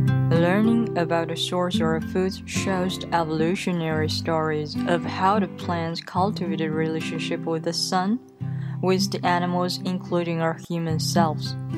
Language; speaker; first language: English; non-native, fluent; Chinese